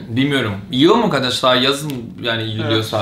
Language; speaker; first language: Turkish; non-native, fluent; Portuguese